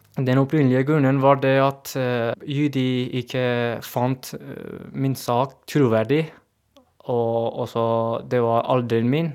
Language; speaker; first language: Norwegian; non-native, fluent; Persian